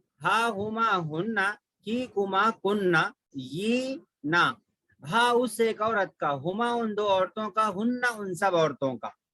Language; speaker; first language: Urdu; native; Urdu